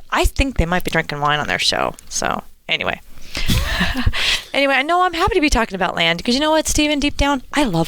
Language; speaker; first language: English; native; English